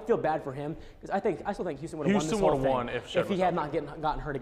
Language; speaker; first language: English; native; English